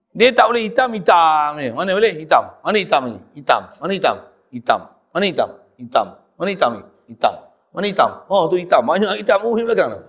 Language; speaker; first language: Malay; native; Malay